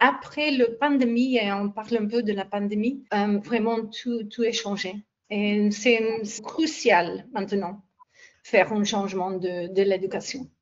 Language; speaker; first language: French; non-native, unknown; English